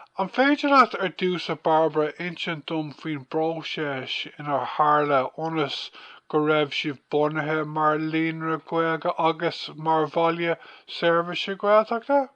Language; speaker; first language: Irish; non-native, local second language; English